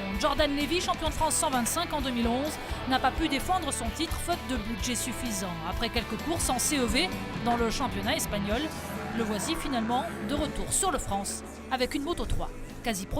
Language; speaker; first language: French; native; French